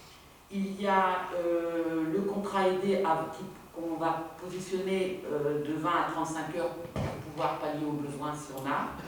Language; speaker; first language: French; native; French